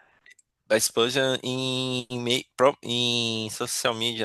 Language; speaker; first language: English; non-native, learner; Portuguese